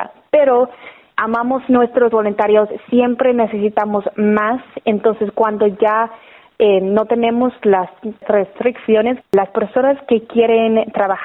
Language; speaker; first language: Spanish; non-native, fluent; English